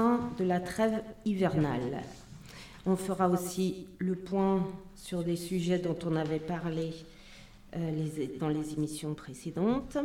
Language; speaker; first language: French; native; French